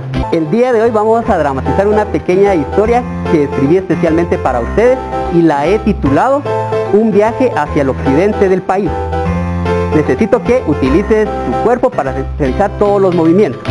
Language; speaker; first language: Spanish; native; Spanish